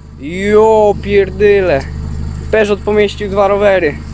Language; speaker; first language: Polish; native; Polish